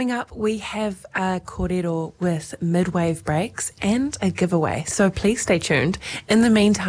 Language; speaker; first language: English; native; English